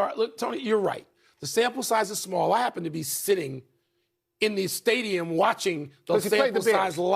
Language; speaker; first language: English; native; English